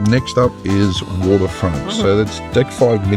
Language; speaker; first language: English; native; English